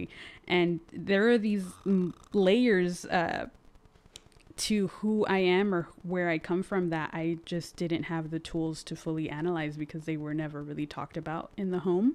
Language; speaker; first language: English; early bilingual, other home language; Spanish